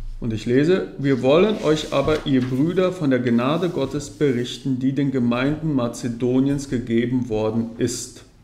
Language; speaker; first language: German; early bilingual, heritage; German